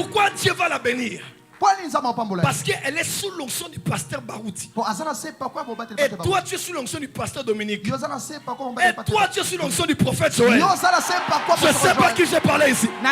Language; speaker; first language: French; non-native, local second language; Lingala